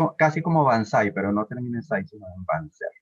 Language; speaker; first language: Spanish; native; Spanish